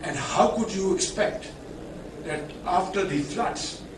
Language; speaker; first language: English; non-native, local second language; Urdu